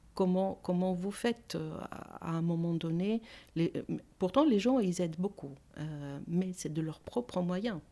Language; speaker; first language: French; non-native, fluent; Greek